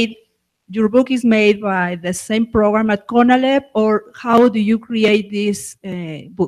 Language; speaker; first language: English; non-native, fluent; Spanish